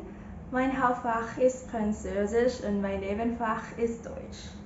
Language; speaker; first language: German; non-native, learner; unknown